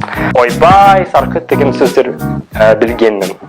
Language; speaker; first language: Kazakh; non-native, fluent; English